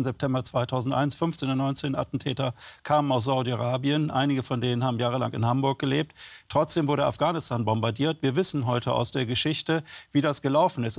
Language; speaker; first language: German; native; German